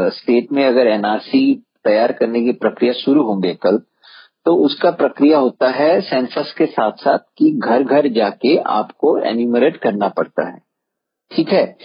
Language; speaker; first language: Hindi; non-native, local second language; Assamese